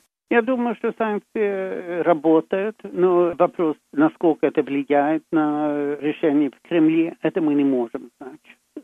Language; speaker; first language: Russian; non-native, fluent; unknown